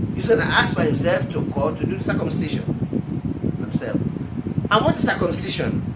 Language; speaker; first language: English; non-native, local second language; Yoruba